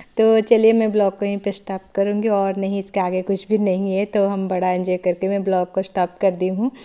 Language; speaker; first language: Hindi; non-native, local second language; Odia